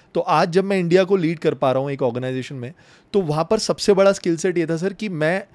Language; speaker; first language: Hindi; native; Hindi